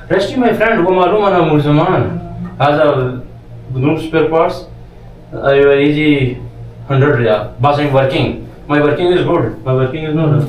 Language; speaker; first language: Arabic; non-native, learner; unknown